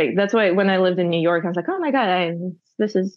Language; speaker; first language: English; non-native, fluent; Russian